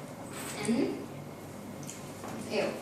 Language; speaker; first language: English; non-native, learner; Thai